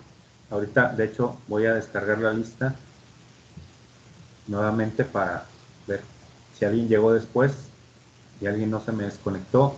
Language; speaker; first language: Spanish; native; Spanish